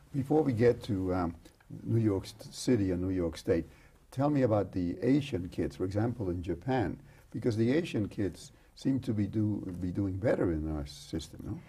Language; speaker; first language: English; early bilingual, other home language; Spanish